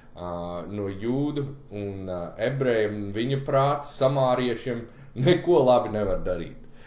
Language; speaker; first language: Latvian; early bilingual, heritage; Latvian